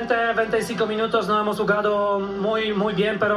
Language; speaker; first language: Spanish; non-native, learner; Polish